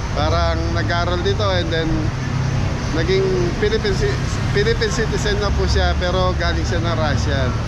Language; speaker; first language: Filipino; native; Filipino